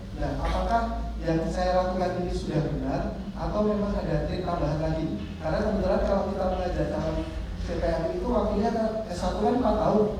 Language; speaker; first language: Indonesian; native; Indonesian